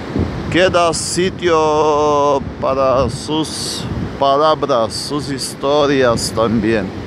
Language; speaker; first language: Spanish; non-native, fluent; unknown